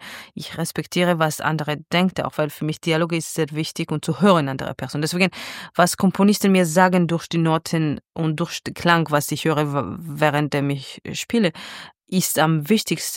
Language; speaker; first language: German; non-native, fluent; Georgian